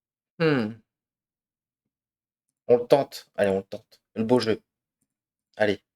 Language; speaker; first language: French; native; French